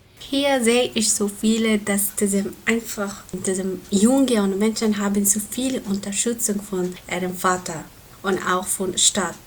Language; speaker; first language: German; non-native, learner; Persian